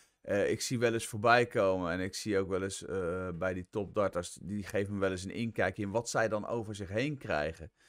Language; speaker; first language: Dutch; native; Dutch